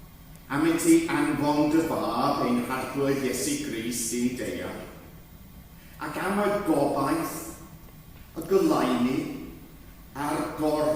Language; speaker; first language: Welsh; non-native, fluent; English